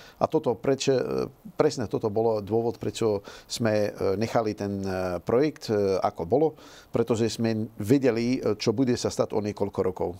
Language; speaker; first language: Slovak; non-native, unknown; Dutch